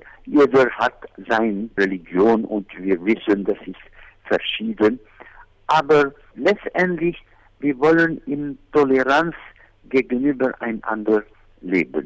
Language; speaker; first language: German; non-native, fluent; Arabic